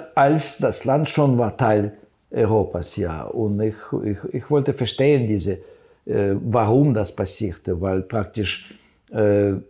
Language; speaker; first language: German; non-native, fluent; Ukrainian